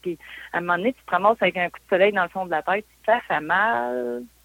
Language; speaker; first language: French; native; French